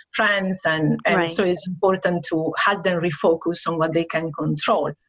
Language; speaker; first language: English; non-native, fluent; Italian